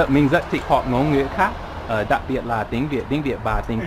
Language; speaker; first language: Vietnamese; non-native, learner; English